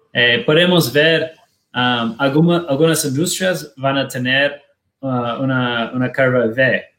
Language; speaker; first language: Spanish; non-native, learner; Portuguese